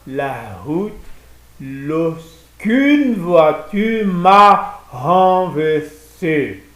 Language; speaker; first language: French; non-native, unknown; Portuguese